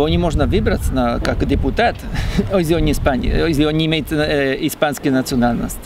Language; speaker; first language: Russian; non-native, learner; Spanish